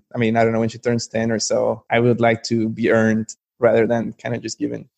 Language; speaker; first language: English; non-native, fluent; Spanish